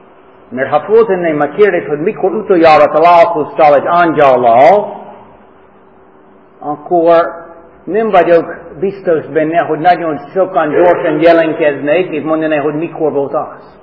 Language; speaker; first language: Hungarian; non-native, fluent; English